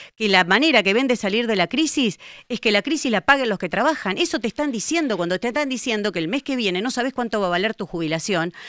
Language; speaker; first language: Spanish; native; Spanish